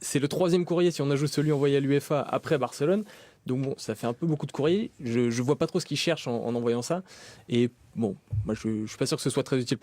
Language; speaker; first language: French; native; French